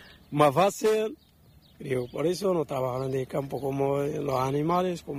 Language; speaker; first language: Spanish; non-native, learner; Arabic